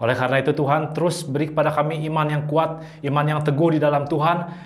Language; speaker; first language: Indonesian; native; Indonesian